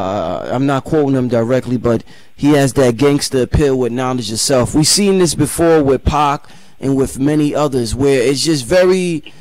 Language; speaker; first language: English; native; English